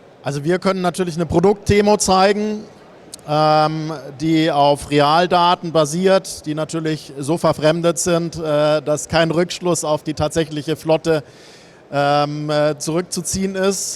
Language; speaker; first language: German; native; German